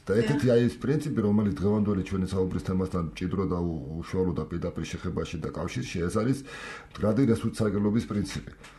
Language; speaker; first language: Georgian; native; Georgian